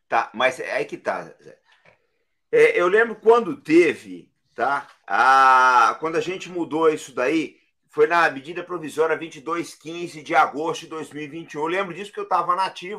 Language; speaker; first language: Portuguese; native; Portuguese